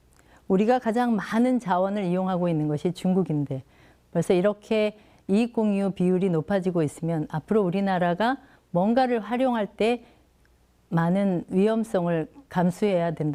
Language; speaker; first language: Korean; native; Korean